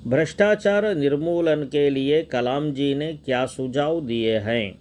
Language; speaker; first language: Hindi; non-native, local second language; Telugu